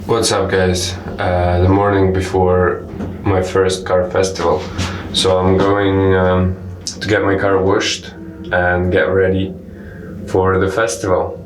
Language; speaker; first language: English; non-native, fluent; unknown